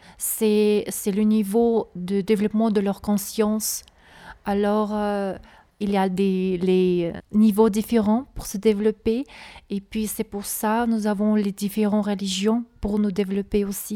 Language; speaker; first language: French; non-native, learner; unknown